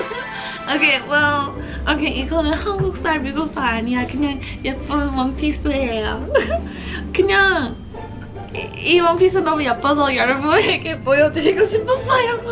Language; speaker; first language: Korean; non-native, fluent; English